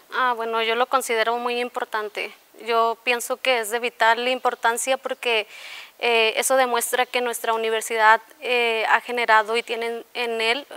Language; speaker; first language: Spanish; native; Spanish